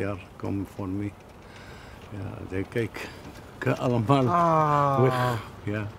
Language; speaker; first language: Dutch; non-native, learner; Arabic